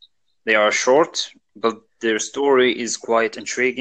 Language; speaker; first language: English; non-native, fluent; Arabic